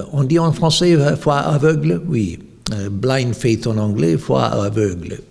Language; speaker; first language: French; non-native, fluent; English